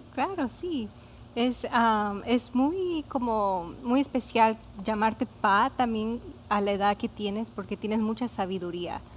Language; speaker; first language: Spanish; early bilingual, heritage; Spanish